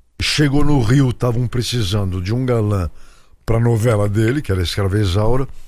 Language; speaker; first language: Portuguese; native; Portuguese